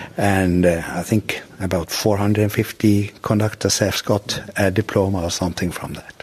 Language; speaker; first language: English; non-native, fluent; Norwegian